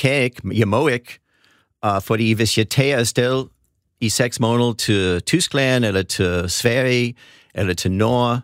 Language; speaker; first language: Danish; non-native, fluent; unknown